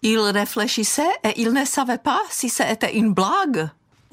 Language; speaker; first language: French; non-native, fluent; Czech